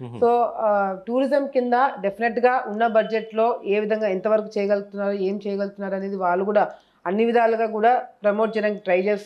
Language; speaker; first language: Telugu; native; Telugu